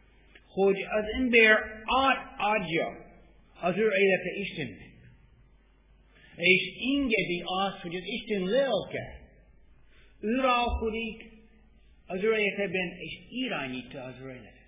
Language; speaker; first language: Hungarian; non-native, fluent; English